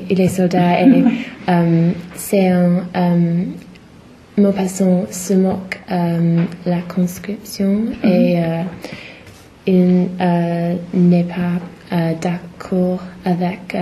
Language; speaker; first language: French; non-native, learner; English